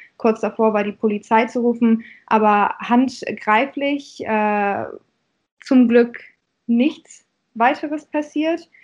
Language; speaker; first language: German; early bilingual, other home language; Russian